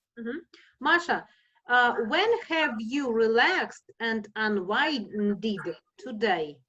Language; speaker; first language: English; non-native, fluent; Russian